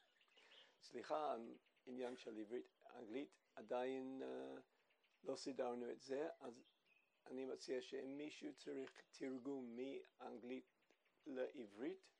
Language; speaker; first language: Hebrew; non-native, fluent; English